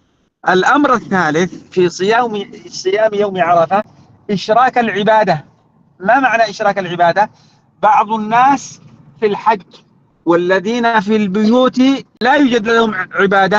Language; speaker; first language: Arabic; native; Arabic